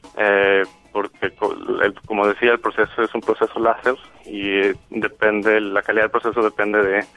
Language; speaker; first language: Spanish; native; Spanish